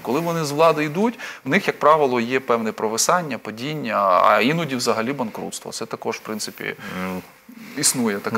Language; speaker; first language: Ukrainian; native; Ukrainian